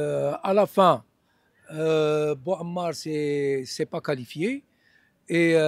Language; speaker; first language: French; non-native, local second language; Arabic